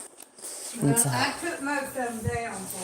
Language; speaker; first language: English; native; English